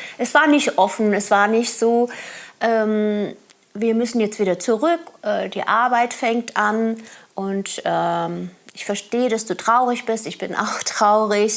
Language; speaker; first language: German; early bilingual, other home language; Turkish